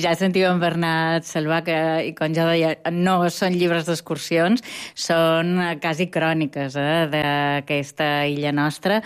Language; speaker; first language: Catalan; native; Catalan